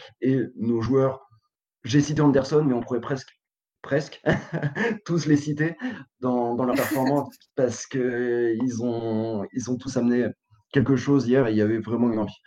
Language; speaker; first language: French; native; French